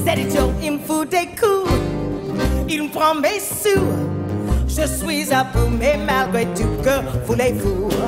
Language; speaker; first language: French; non-native, fluent; English